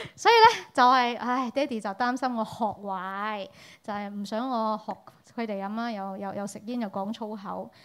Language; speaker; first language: Cantonese; early bilingual, heritage; Cantonese